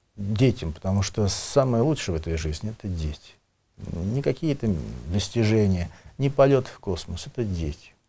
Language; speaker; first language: Russian; native; Russian